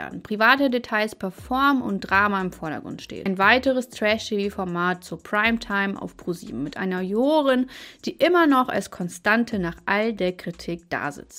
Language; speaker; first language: German; native; German